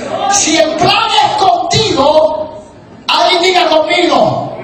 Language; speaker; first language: Spanish; native; Spanish